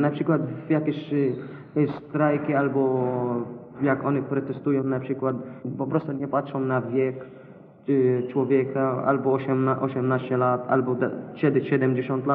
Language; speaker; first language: Polish; non-native, fluent; Arabic